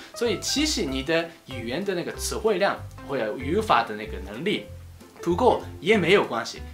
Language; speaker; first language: Chinese; non-native, fluent; Japanese